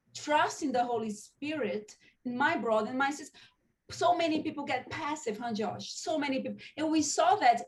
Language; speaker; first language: English; non-native, fluent; Portuguese